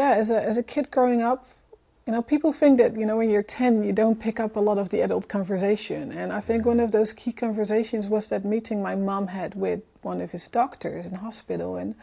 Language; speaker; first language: English; non-native, fluent; Dutch